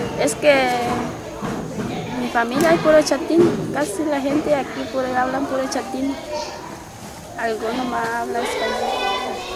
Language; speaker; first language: Spanish; non-native, local second language; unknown